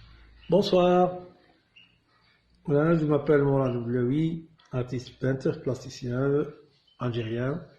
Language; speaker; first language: French; non-native, local second language; Arabic